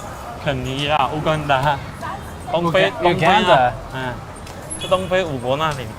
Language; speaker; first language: Chinese; native; Chinese